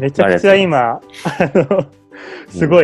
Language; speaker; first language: Japanese; native; Japanese